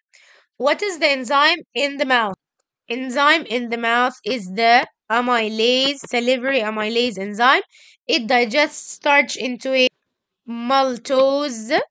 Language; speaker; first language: English; non-native, local second language; Arabic